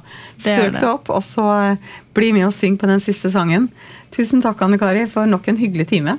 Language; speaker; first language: Norwegian; native; Norwegian